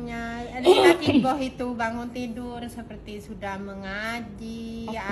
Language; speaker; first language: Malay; non-native, learner; Indonesian